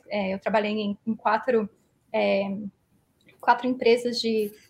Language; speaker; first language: Portuguese; early bilingual, heritage; Portuguese